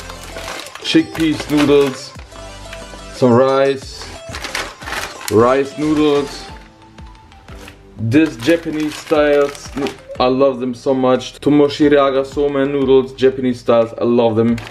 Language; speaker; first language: English; non-native, fluent; German